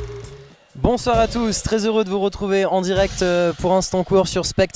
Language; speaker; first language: French; native; French